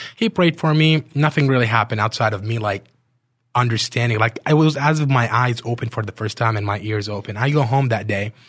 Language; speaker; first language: English; non-native, fluent; Arabic